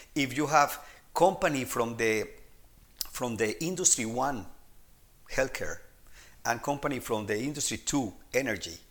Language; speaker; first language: English; non-native, fluent; Spanish